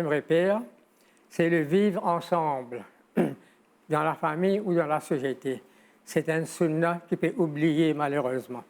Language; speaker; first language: French; non-native, local second language; Morisyen